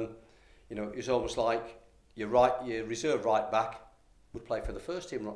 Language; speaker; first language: English; native; English